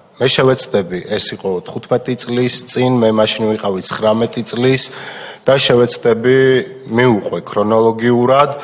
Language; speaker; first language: Georgian; native; Georgian